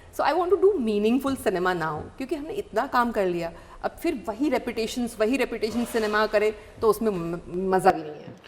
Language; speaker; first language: Hindi; non-native, local second language; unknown